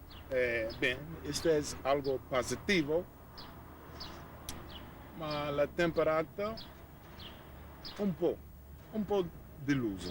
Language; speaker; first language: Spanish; non-native, learner; English